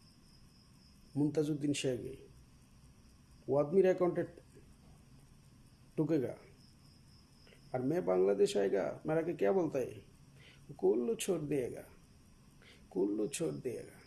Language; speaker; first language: Hindi; non-native, learner; Bangla